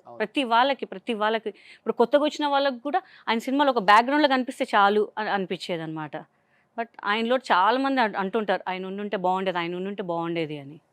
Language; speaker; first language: Telugu; non-native, local second language; Hindi